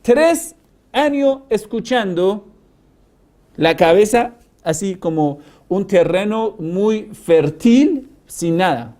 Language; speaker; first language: Spanish; non-native, fluent; Persian